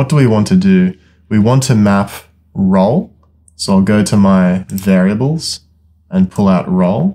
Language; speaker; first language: English; native; English